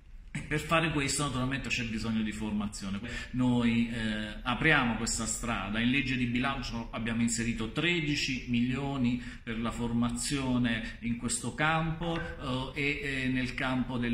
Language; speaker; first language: Italian; native; Italian